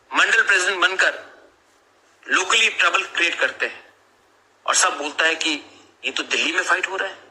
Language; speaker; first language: Hindi; non-native, local second language; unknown